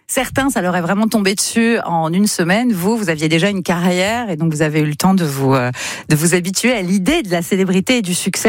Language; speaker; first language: French; native; French